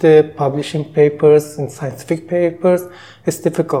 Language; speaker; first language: English; non-native, learner; Turkish